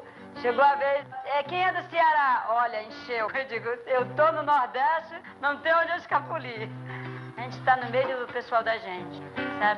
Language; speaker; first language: Portuguese; native; Portuguese